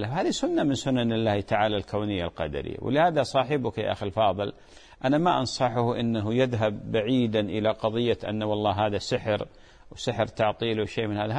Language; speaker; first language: Arabic; native; Arabic